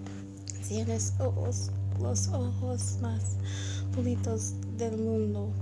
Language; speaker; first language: Spanish; non-native, learner; English